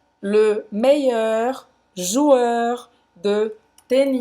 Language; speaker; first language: French; non-native, fluent; Portuguese